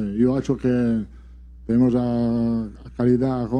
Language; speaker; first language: Portuguese; non-native, learner; Italian